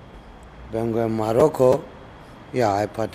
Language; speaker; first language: Spanish; non-native, learner; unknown